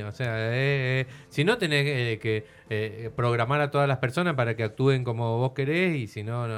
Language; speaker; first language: Spanish; native; Spanish